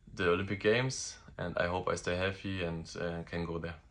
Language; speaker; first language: English; non-native, fluent; German